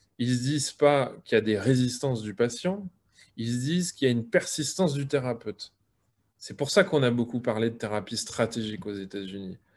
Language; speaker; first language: French; native; French